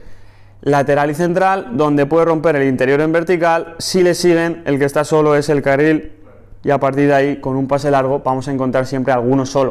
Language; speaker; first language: Spanish; native; Spanish